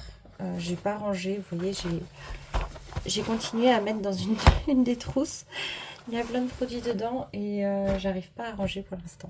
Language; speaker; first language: French; native; French